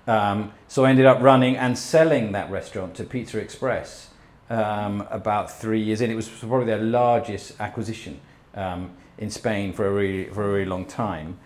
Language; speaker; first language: English; early bilingual, heritage; English